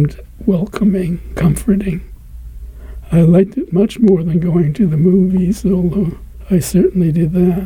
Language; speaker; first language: English; native; English